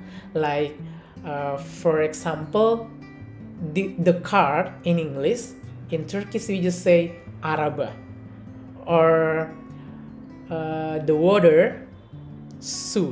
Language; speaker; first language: English; non-native, learner; Indonesian